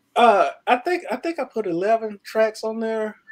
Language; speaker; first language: English; native; English